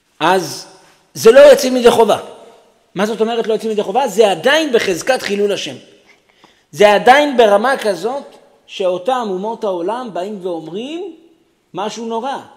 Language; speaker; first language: Hebrew; native; Hebrew